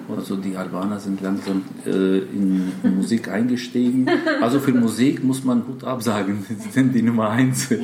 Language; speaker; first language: German; non-native, fluent; Macedonian